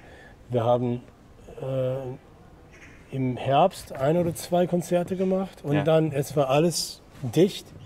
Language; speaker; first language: German; non-native, fluent; English